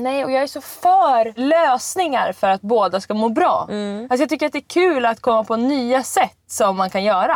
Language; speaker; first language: Swedish; native; Swedish